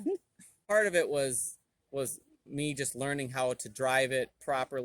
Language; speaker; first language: English; native; English